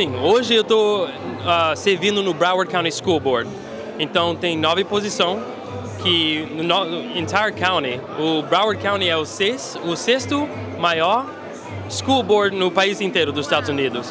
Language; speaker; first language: Portuguese; early bilingual, heritage; Portuguese